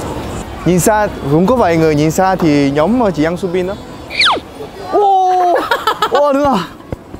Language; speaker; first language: Vietnamese; non-native, fluent; Korean